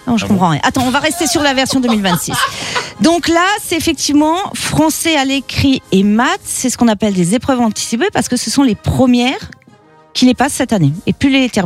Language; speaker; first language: French; native; French